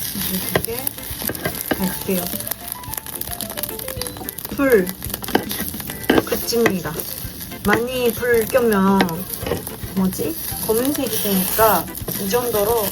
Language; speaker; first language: Korean; non-native, fluent; Japanese